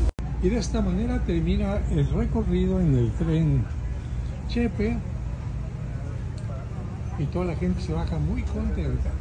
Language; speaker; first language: Spanish; native; Spanish